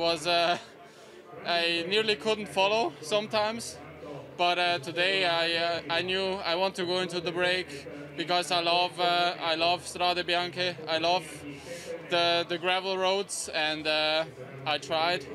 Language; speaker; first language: English; non-native, fluent; German